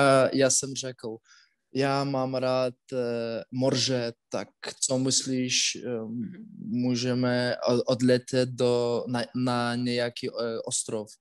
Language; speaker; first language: Czech; non-native, learner; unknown